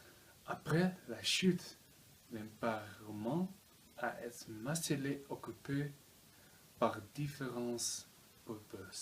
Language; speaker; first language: French; non-native, learner; Dutch